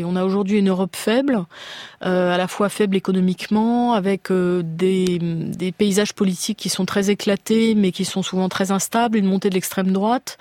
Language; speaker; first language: French; native; French